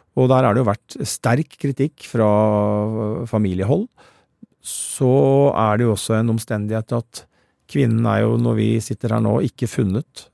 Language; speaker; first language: Norwegian; native; Norwegian